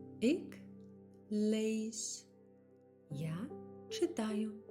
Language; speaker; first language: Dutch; non-native, fluent; Ukrainian